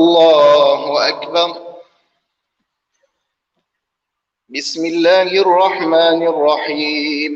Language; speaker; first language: Arabic; native; Arabic